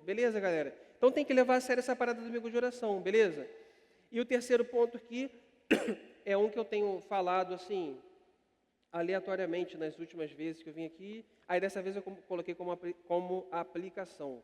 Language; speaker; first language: Portuguese; native; Portuguese